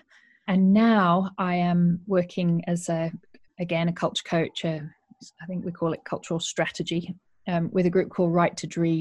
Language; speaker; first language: English; native; English